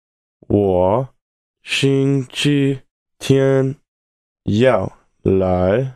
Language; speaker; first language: Chinese; non-native, learner; English